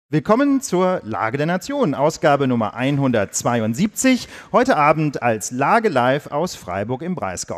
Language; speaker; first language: German; native; German